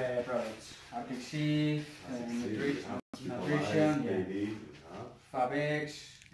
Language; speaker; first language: English; non-native, learner; Spanish